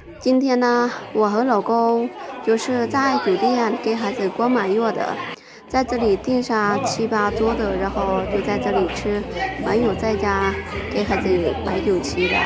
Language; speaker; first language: Chinese; non-native, fluent; Lao